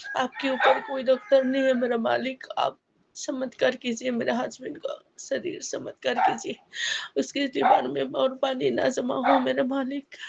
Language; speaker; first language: Hindi; non-native, local second language; Assamese